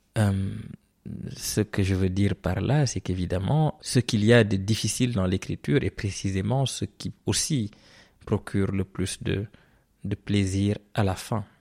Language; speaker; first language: French; non-native, local second language; Serer